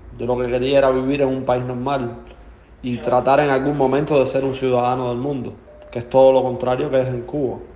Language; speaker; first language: Spanish; native; Spanish